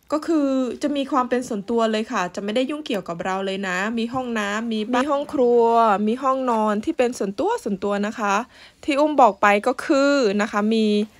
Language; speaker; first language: Thai; native; Thai